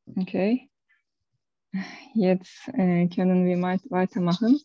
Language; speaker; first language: German; non-native, learner; Turkish